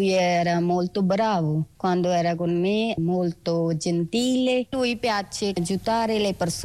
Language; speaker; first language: Italian; non-native, learner; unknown